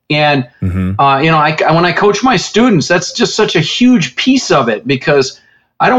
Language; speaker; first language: English; early bilingual, other home language; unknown